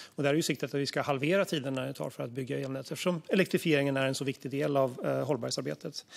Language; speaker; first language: Swedish; native; Swedish